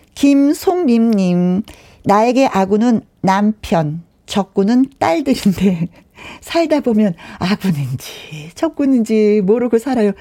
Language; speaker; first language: Korean; native; Korean